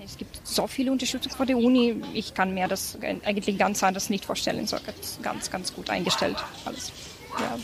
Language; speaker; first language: German; non-native, fluent; Ukrainian